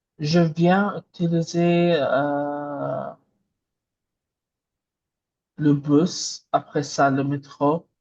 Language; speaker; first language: French; non-native, learner; Arabic